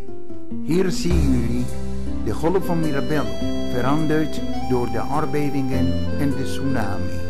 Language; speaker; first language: Dutch; non-native, fluent; Greek